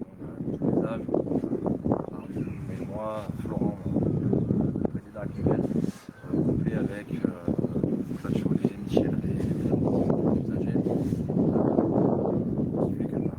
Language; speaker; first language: French; native; French